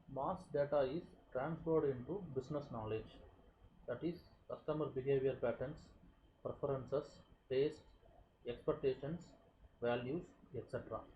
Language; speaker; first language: English; non-native, local second language; Tamil